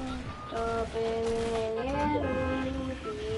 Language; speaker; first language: Polish; early bilingual, heritage; Polish